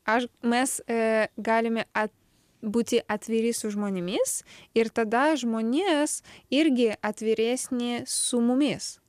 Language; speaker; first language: Lithuanian; non-native, learner; Ukrainian